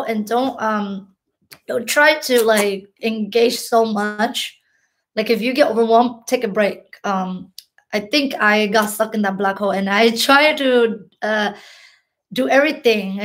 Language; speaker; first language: English; early bilingual, other home language; Hmong